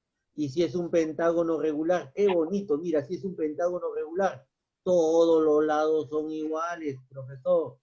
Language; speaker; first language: Spanish; native; Spanish